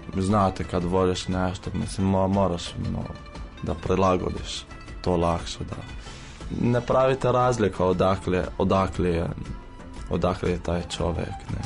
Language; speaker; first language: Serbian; non-native, fluent; Arabic